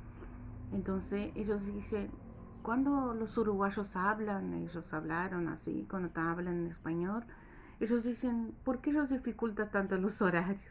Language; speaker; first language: Spanish; non-native, fluent; Portuguese